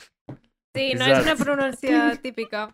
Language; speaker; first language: Portuguese; non-native, learner; Catalan